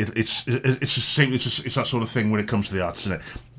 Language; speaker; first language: English; native; English